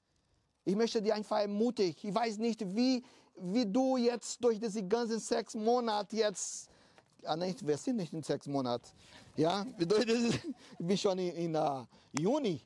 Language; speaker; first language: German; non-native, fluent; Portuguese